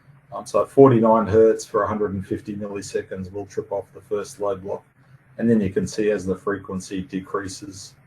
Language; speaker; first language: English; native; English